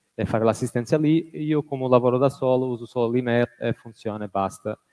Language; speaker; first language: Italian; non-native, fluent; Portuguese